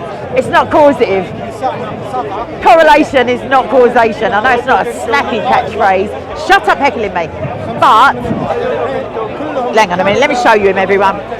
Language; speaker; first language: English; native; English